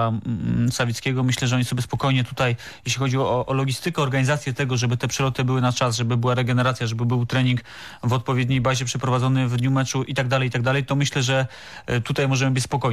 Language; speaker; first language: Polish; native; Polish